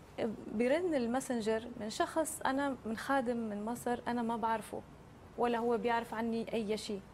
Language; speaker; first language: Arabic; native; Arabic